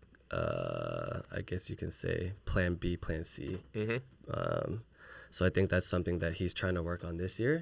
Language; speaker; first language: English; early bilingual, other home language; Chinese